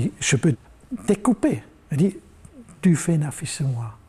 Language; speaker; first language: French; non-native, local second language; German